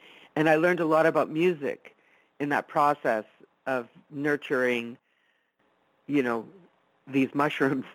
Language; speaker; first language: English; non-native, fluent; Italian